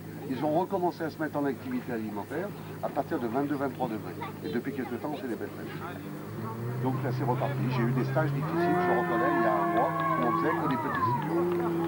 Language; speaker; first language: French; native; French